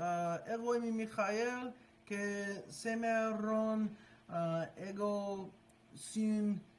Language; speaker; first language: Greek; non-native, learner; English